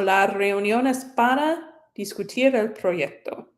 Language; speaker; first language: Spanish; non-native, fluent; English